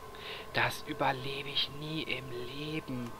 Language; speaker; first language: German; native; German